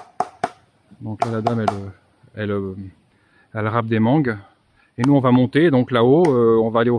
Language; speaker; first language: French; native; French